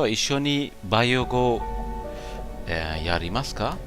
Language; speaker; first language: Japanese; non-native, learner; German